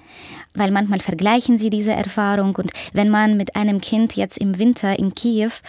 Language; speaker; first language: German; non-native, fluent; Ukrainian